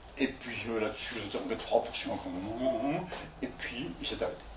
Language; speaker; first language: French; native; French